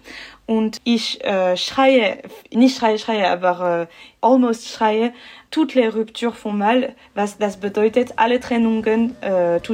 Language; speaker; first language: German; non-native, learner; French